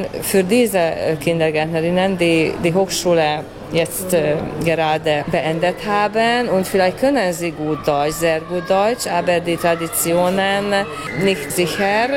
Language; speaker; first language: German; native; German